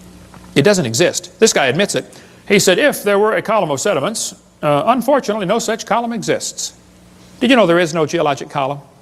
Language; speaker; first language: English; native; English